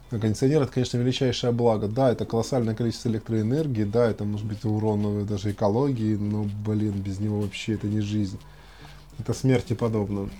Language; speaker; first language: Russian; native; Russian